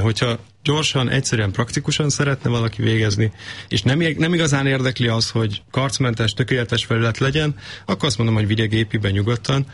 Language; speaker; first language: Hungarian; native; Hungarian